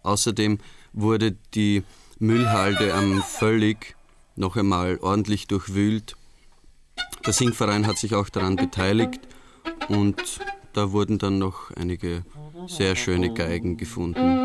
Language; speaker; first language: German; native; German